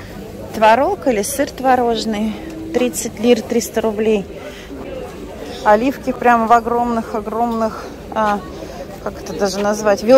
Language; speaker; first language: Russian; native; Russian